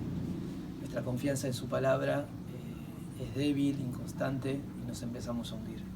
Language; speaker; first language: Spanish; native; Spanish